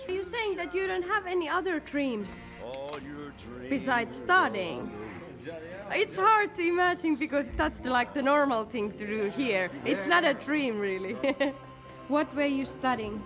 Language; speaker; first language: English; non-native, fluent; Finnish